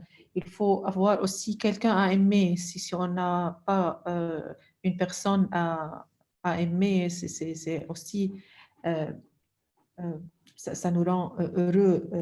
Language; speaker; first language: French; non-native, local second language; Arabic